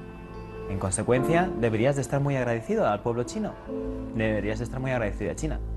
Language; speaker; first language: Spanish; native; Spanish